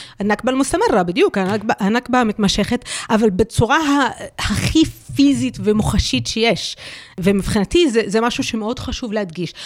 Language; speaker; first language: Hebrew; non-native, local second language; Arabic